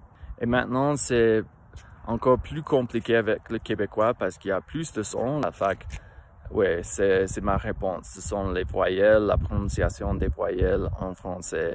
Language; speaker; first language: French; non-native, fluent; English